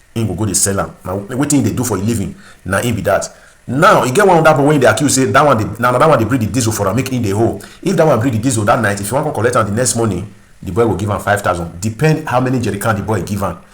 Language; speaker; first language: Nigerian Pidgin; native; Nigerian Pidgin